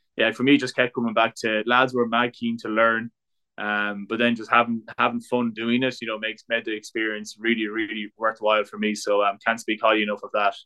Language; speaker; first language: English; native; English